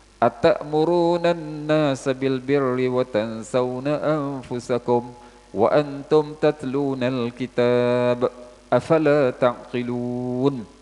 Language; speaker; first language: Malay; native; Malay